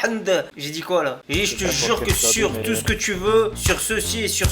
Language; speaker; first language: French; native; French